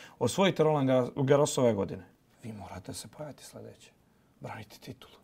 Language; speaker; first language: Serbian; native; Serbian